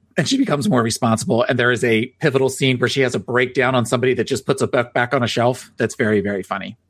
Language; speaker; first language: English; native; English